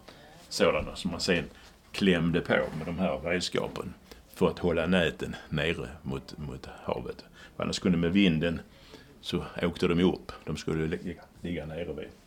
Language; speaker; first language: Swedish; native; Swedish